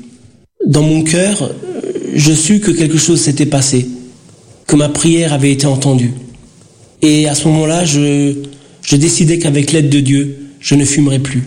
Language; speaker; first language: French; early bilingual, other home language; Portuguese